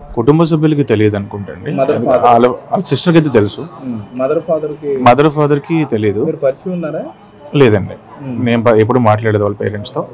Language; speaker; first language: Telugu; native; Telugu